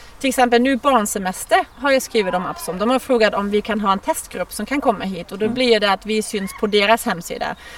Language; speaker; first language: Swedish; non-native, fluent; German